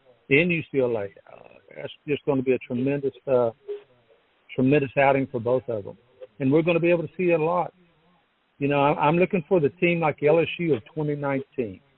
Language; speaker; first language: English; native; English